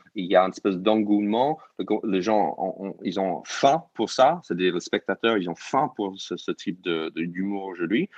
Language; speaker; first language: French; non-native, fluent; English